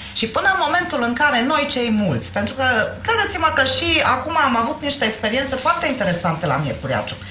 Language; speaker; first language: Romanian; non-native, local second language; Hungarian